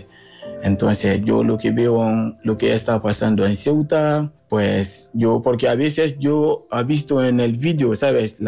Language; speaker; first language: Spanish; non-native, learner; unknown